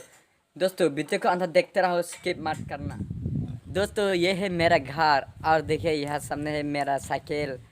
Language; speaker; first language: Hindi; non-native, local second language; Bodo